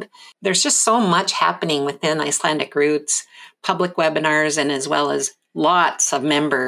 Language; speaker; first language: English; native; English